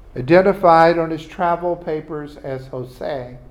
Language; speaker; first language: English; native; English